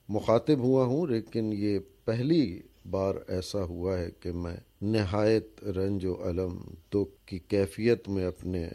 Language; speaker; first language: Urdu; native; Urdu